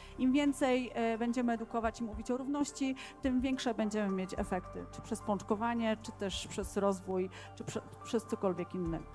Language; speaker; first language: Polish; native; Polish